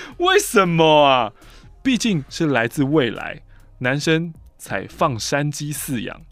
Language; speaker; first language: Chinese; native; Chinese